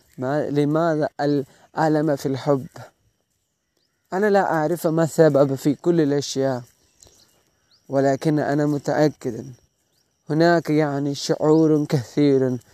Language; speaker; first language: Arabic; non-native, learner; Malayalam